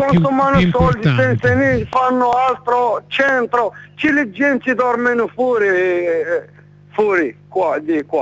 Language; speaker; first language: Italian; non-native, learner; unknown